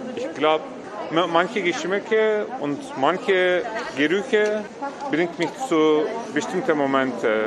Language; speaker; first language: German; non-native, fluent; Turkish